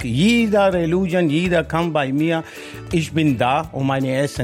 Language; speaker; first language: German; non-native, learner; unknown